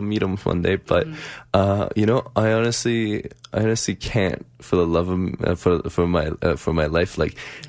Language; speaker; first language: English; non-native, fluent; Persian